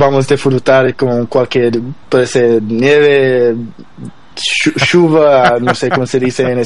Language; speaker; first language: Spanish; non-native, learner; Portuguese